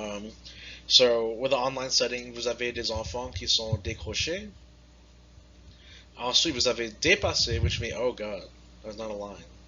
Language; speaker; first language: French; non-native, learner; English